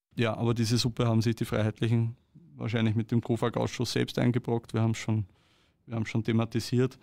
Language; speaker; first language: German; native; German